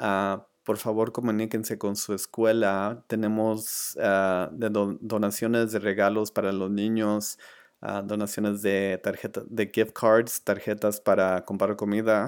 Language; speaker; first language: Spanish; early bilingual, other home language; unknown